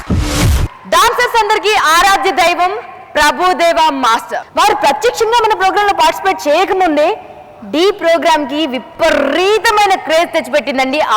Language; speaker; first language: Telugu; native; Telugu